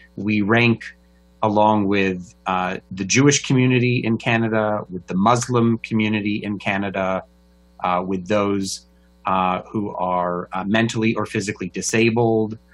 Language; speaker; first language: English; native; English